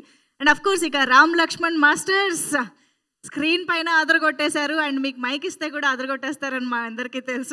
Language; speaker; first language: Telugu; native; Telugu